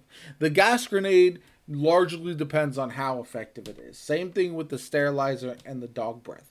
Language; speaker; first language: English; native; English